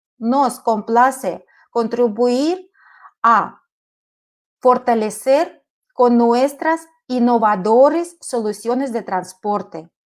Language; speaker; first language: Spanish; non-native, fluent; Russian